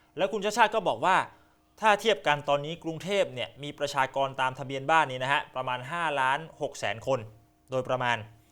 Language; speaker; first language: Thai; native; Thai